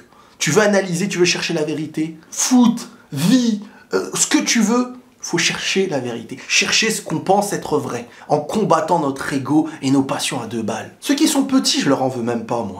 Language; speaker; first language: French; native; French